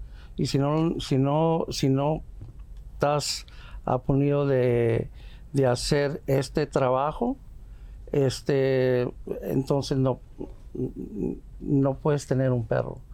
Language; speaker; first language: Spanish; early bilingual, heritage; Spanish